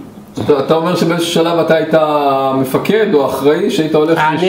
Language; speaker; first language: Hebrew; native; Hebrew